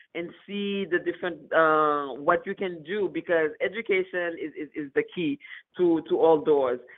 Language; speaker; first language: English; non-native, fluent; Haitian Creole